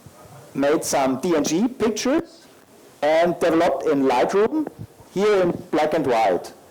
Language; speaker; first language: English; non-native, learner; German